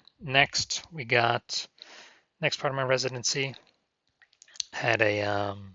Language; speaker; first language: English; native; English